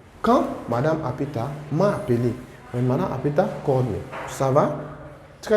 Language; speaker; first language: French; non-native, fluent; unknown